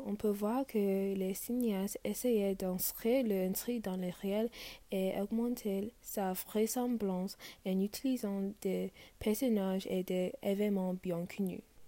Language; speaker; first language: French; non-native, fluent; English